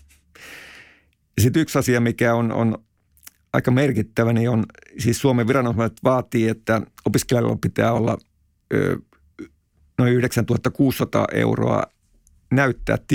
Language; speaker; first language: Finnish; native; Finnish